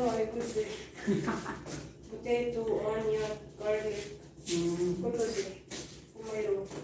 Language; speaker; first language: English; non-native, learner; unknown